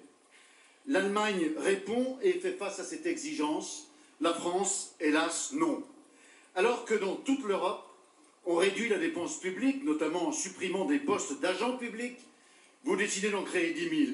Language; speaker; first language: French; native; French